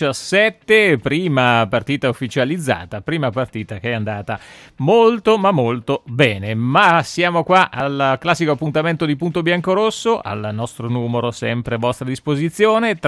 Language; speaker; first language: Italian; native; Italian